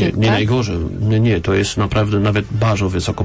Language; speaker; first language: Polish; non-native, learner; French